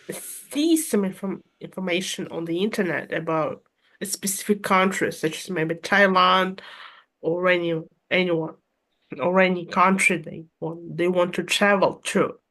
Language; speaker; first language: English; non-native, fluent; Russian